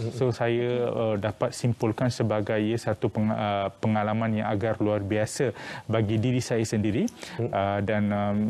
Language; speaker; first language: Malay; native; Malay